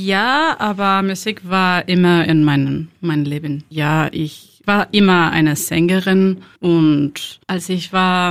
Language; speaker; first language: German; non-native, learner; Spanish